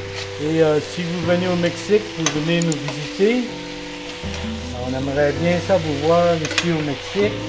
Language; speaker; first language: French; non-native, fluent; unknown